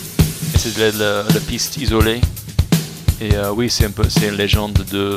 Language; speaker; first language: French; non-native, fluent; English